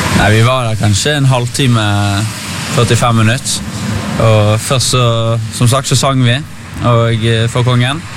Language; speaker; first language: Norwegian; native; Norwegian